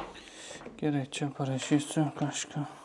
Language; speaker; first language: Lithuanian; non-native, learner; Turkish